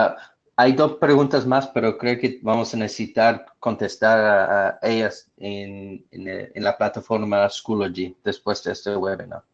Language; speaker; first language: Spanish; non-native, fluent; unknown